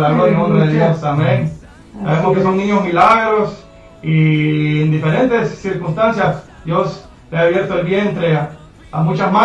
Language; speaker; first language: Spanish; native; Spanish